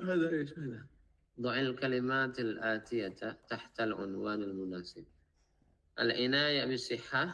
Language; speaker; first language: Arabic; non-native, fluent; Indonesian